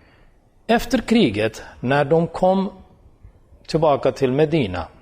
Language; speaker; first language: Swedish; non-native, fluent; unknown